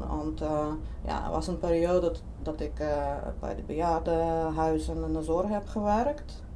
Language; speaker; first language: Dutch; non-native, fluent; Lithuanian